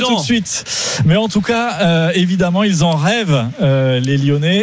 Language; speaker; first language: French; native; French